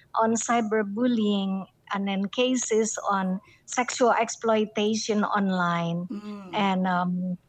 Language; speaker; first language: English; non-native, fluent; Indonesian